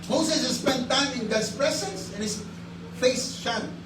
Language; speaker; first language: English; non-native, local second language; Filipino